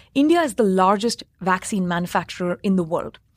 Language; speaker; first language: English; non-native, local second language; Hindi